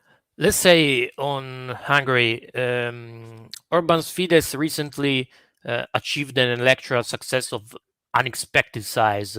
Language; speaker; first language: English; non-native, fluent; Italian